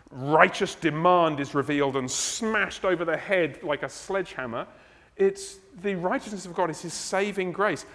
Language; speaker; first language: English; native; English